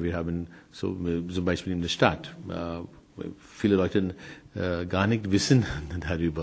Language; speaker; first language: German; non-native, learner; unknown